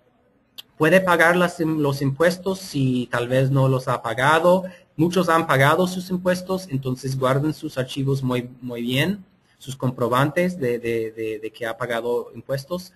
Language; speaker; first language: Spanish; non-native, fluent; English